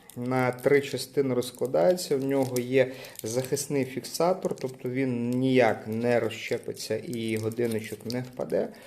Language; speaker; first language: Ukrainian; non-native, local second language; Russian